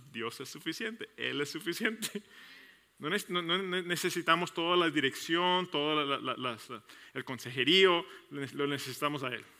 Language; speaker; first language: Spanish; early bilingual, heritage; Spanish